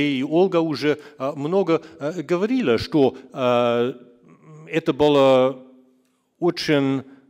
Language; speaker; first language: Russian; non-native, fluent; German